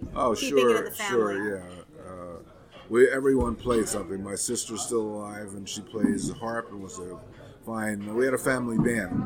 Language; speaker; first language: English; native; English